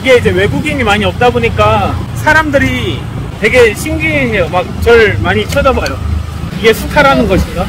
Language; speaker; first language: Korean; native; Korean